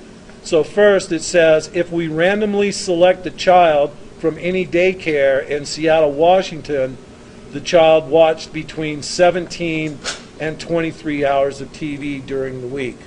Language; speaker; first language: English; native; English